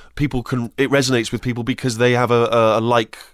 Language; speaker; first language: English; native; English